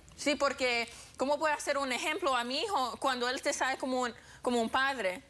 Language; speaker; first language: Spanish; early bilingual, heritage; English